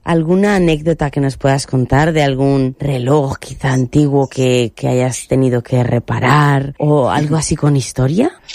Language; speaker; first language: Spanish; native; Spanish